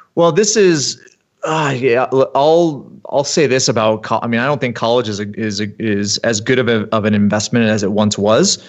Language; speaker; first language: English; native; English